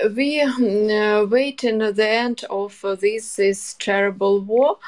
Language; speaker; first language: English; non-native, learner; Ukrainian